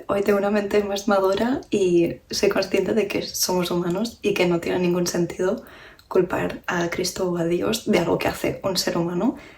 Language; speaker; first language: Spanish; early bilingual, other home language; Romanian